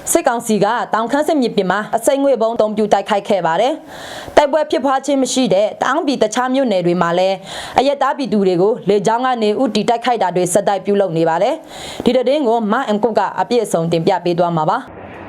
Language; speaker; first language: Burmese; non-native, local second language; Shwe Palaung